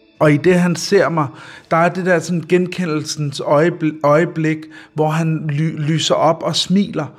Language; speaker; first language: Danish; early bilingual, other home language; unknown